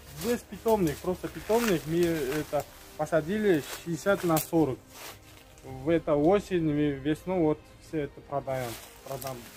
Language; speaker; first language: Russian; non-native, local second language; Uzbek